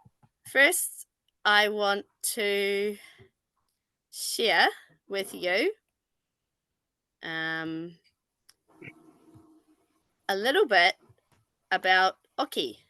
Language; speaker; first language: English; non-native, fluent; Japanese